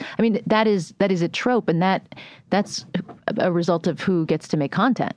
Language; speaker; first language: English; native; English